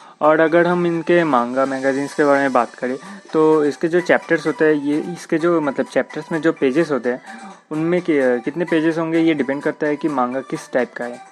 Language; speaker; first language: Hindi; non-native, local second language; Bangla